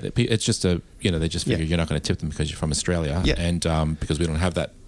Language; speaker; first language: English; native; English